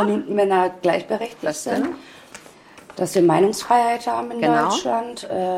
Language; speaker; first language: German; native; German